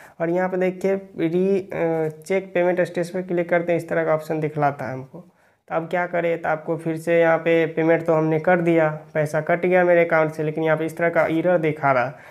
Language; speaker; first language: Hindi; native; Hindi